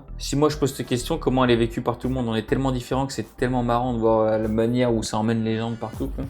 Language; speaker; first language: French; native; French